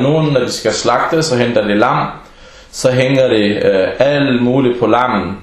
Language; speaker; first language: Danish; early bilingual, other home language; Arabic